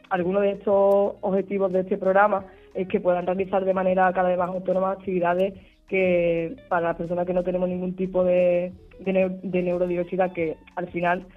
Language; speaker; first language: Spanish; native; Spanish